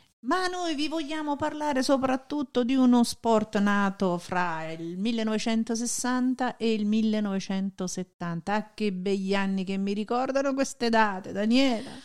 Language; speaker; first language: Italian; native; Italian